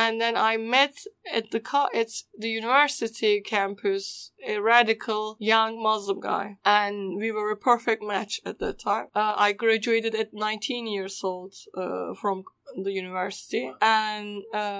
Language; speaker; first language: English; non-native, fluent; Turkish